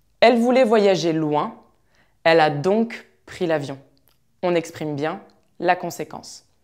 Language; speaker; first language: French; native; French